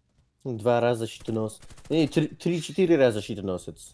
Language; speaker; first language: Russian; non-native, learner; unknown